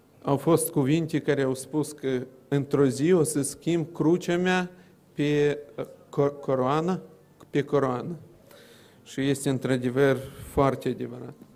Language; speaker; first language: Romanian; non-native, local second language; Russian